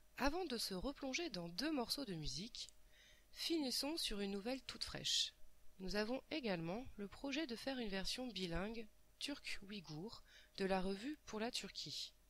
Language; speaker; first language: French; native; French